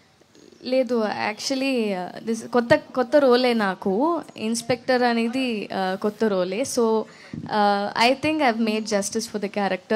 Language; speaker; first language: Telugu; non-native, fluent; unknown